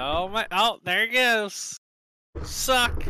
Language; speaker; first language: English; native; English